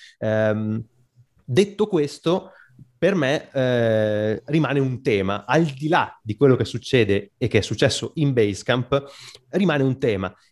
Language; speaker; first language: Italian; native; Italian